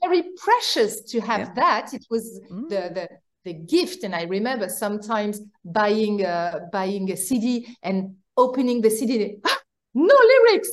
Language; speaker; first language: English; non-native, fluent; French